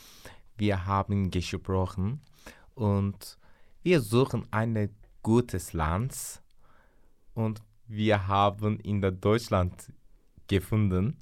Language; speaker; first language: German; non-native, learner; Turkish